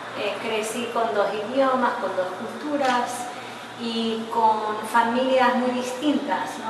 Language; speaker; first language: Spanish; early bilingual, heritage; English